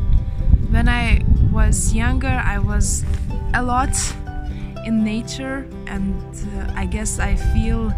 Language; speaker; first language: English; non-native, learner; Lithuanian